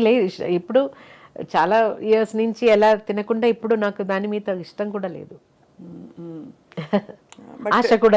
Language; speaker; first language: Telugu; non-native, fluent; Malayalam